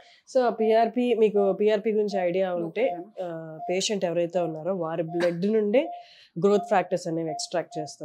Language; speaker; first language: Telugu; native; Telugu